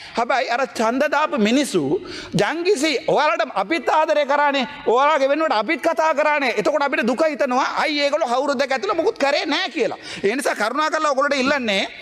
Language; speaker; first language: Sinhala; non-native, local second language; Tamil